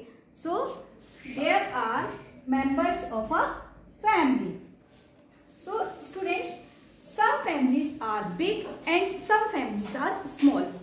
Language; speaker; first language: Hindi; native; Hindi